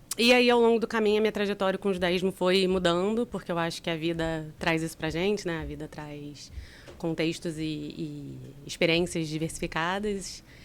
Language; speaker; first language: Portuguese; native; Portuguese